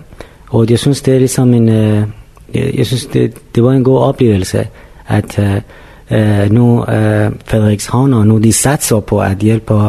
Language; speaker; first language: Danish; non-native, fluent; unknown